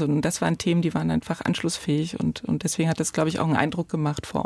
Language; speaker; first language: German; native; German